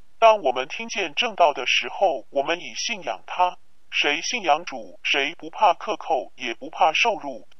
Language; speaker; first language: Chinese; non-native, local second language; Cantonese